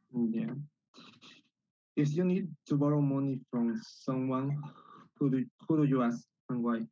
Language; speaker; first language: English; non-native, learner; Spanish